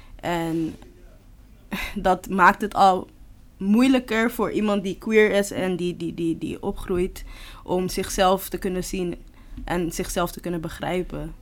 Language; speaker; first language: Dutch; non-native, local second language; Papiamento